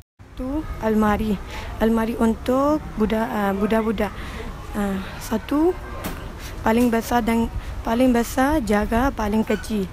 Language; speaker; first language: Indonesian; early bilingual, other home language; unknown